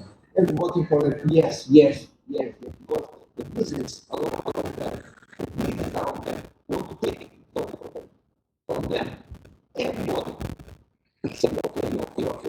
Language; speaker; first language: English; non-native, learner; Portuguese